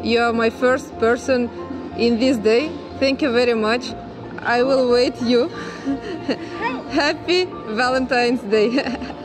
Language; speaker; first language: English; non-native, learner; Russian